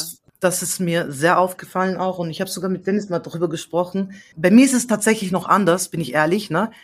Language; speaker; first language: German; early bilingual, other home language; Central Kurdish